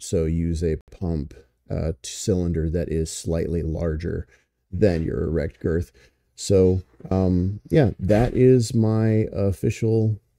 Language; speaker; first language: English; native; English